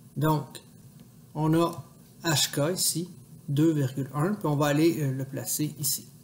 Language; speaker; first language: French; native; French